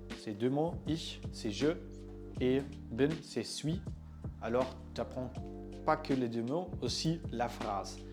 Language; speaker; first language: French; non-native, fluent; German